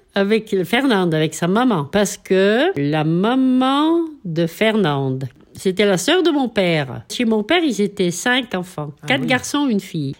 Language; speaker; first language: French; native; French